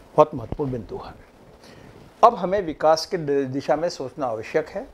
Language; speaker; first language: Hindi; native; Hindi